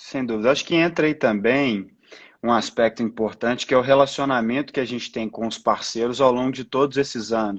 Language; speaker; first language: Portuguese; native; Portuguese